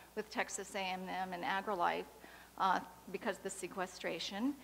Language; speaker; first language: English; native; English